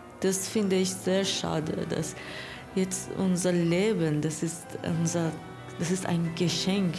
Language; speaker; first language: German; non-native, learner; Persian